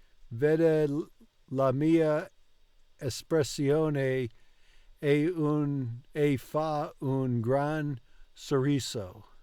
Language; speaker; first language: Italian; non-native, learner; English